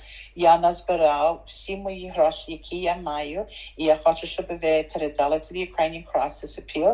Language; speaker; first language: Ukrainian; early bilingual, heritage; Ukrainian